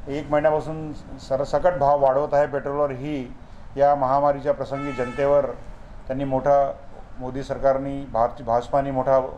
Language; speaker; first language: Marathi; native; Marathi